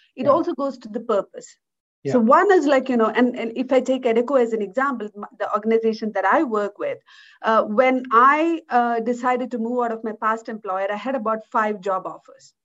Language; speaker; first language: English; non-native, local second language; Malayalam